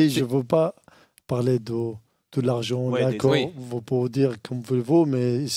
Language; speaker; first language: French; non-native, learner; Arabic